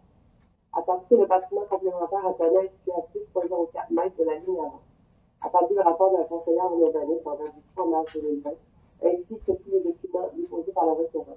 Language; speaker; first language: French; native; French